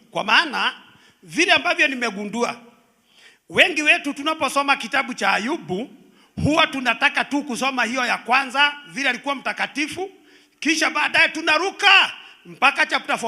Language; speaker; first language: Swahili; non-native, local second language; Kikuyu